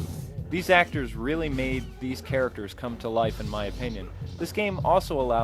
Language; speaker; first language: English; native; English